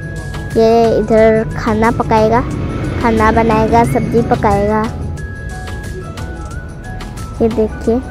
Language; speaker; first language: Hindi; non-native, local second language; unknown